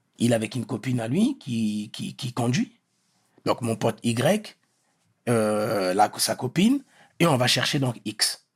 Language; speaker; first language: French; early bilingual, other home language; Lingala